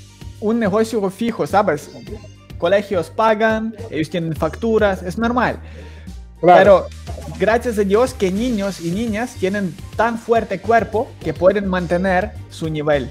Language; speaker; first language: Spanish; non-native, learner; Ukrainian